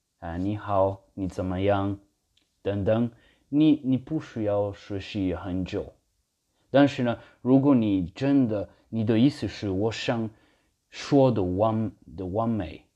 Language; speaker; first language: Chinese; non-native, learner; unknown